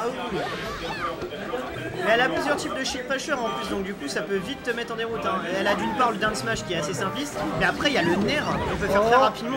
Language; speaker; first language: French; native; French